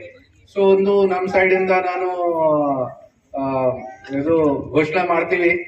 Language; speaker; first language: Kannada; non-native, fluent; Hindi